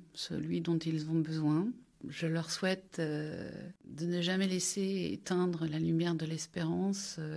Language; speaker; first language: French; native; French